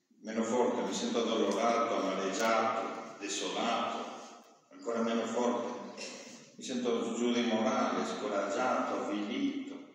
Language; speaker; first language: Italian; non-native, fluent; Spanish